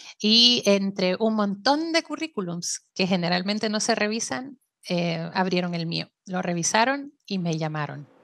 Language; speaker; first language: Spanish; native; Spanish